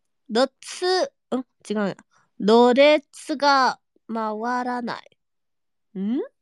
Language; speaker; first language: Japanese; non-native, fluent; English